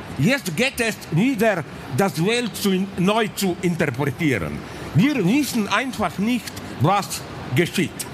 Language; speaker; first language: German; non-native, learner; Slovenian